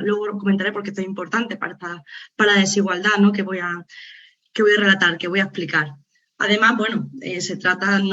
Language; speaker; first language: Spanish; native; Spanish